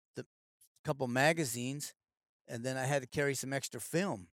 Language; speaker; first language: English; native; English